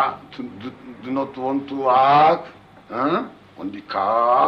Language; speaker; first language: English; non-native, learner; Japanese